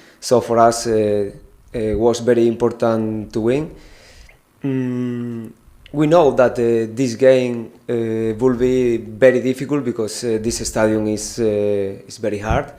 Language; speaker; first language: English; non-native, learner; Spanish